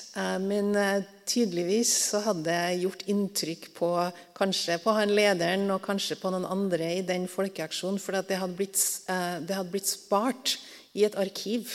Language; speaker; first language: Norwegian; native; Norwegian